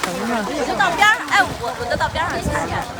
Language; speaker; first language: Chinese; native; Chinese